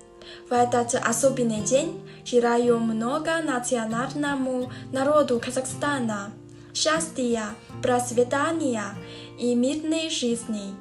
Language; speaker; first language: Russian; non-native, learner; Chinese